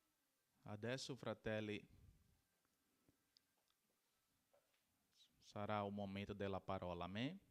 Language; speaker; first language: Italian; non-native, learner; Portuguese